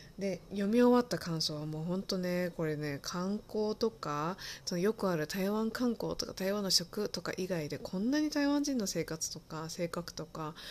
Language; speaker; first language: Japanese; early bilingual, other home language; Chinese